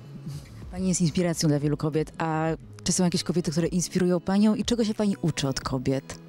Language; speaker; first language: Polish; native; Polish